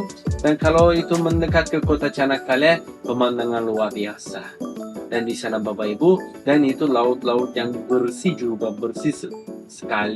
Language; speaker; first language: Indonesian; non-native, learner; Turkish